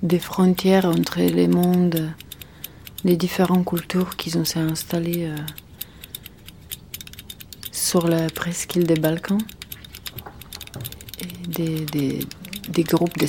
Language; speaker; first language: French; non-native, fluent; Serbian